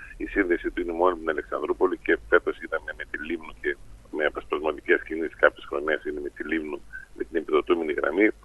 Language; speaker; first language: Greek; native; Greek